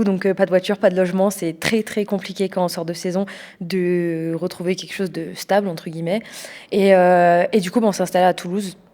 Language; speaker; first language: French; native; French